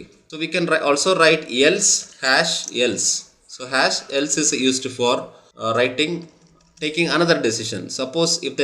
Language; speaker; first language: English; non-native, local second language; Tamil